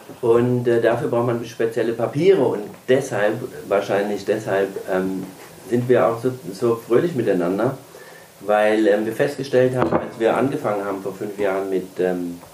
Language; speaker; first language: German; native; German